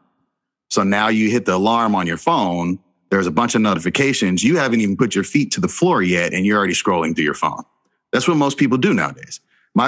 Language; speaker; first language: English; native; English